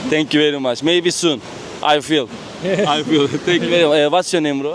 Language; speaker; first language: English; non-native, learner; Turkish